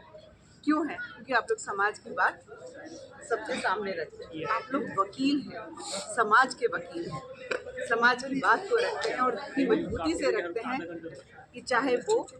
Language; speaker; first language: Hindi; native; Hindi